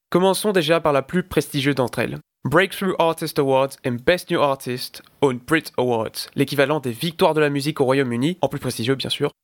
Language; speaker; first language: French; native; French